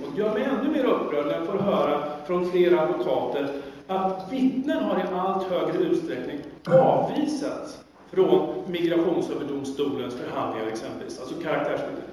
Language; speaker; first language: Swedish; native; Swedish